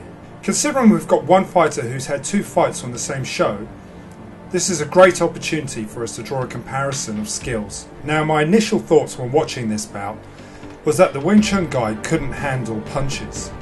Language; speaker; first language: English; native; English